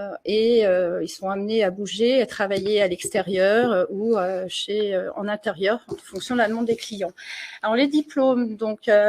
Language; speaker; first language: French; native; French